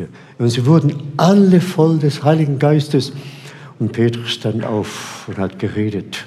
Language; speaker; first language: German; non-native, fluent; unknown